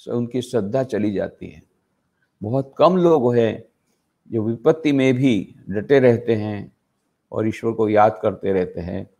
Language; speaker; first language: Hindi; non-native, local second language; Gujarati